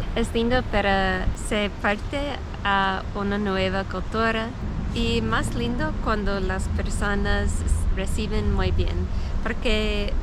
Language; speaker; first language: Spanish; non-native, learner; English